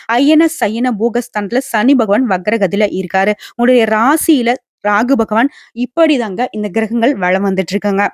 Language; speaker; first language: Tamil; native; Tamil